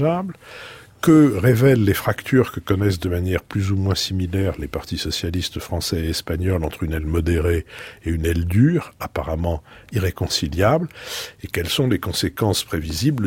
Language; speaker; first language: French; native; French